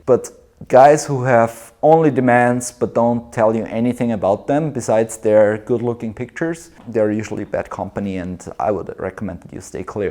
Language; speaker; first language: English; non-native, fluent; German